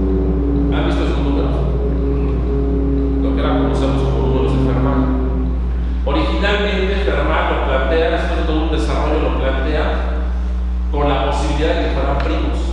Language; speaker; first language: Spanish; native; Spanish